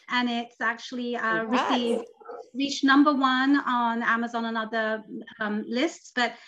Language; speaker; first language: English; native; English